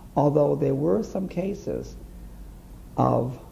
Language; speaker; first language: English; native; English